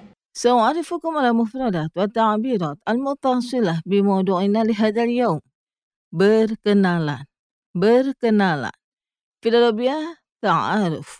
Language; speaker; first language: Arabic; non-native, fluent; Indonesian